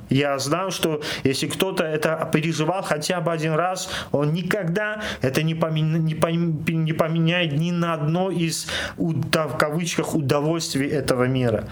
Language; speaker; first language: Russian; non-native, local second language; Armenian